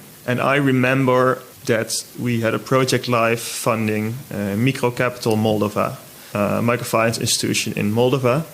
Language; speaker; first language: English; non-native, fluent; Dutch